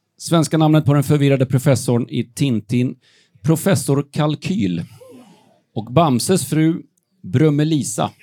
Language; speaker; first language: Swedish; native; Swedish